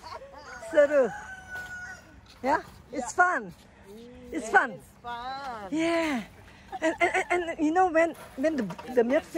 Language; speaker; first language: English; non-native, learner; Indonesian